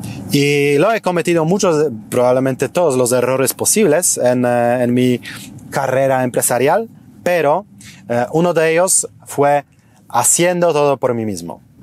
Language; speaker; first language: Spanish; non-native, fluent; Polish